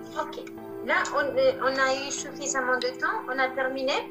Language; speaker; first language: French; non-native, learner; Spanish